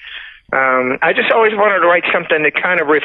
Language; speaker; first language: English; native; English